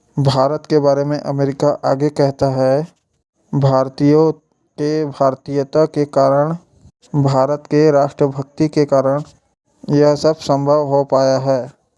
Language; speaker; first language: Hindi; native; Hindi